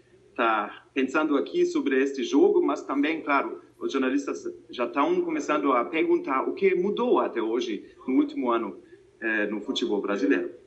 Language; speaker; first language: Portuguese; non-native, fluent; German